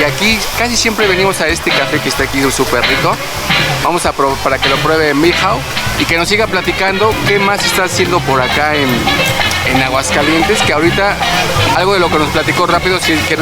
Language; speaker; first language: Spanish; native; Spanish